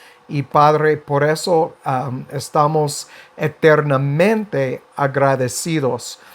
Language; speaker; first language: Spanish; non-native, fluent; English